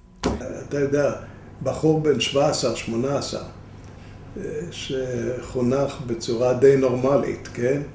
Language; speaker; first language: Hebrew; non-native, fluent; Spanish